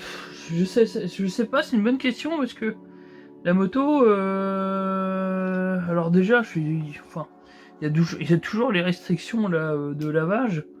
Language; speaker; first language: French; native; French